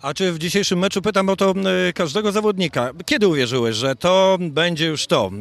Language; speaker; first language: Polish; native; Polish